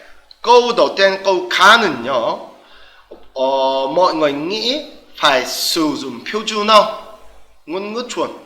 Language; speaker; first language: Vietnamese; non-native, fluent; Korean